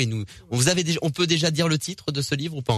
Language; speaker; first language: French; native; French